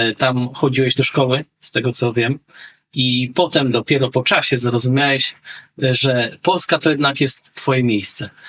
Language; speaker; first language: Polish; native; Polish